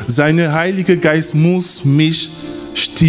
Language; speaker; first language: German; non-native, fluent; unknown